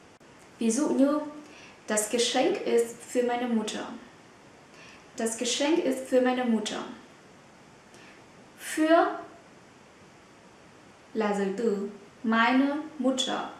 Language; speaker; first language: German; non-native, fluent; Vietnamese